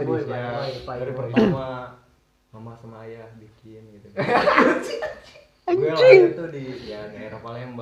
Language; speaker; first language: Malay; native; Malay